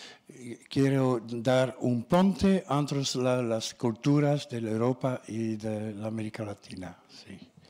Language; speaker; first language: Spanish; non-native, learner; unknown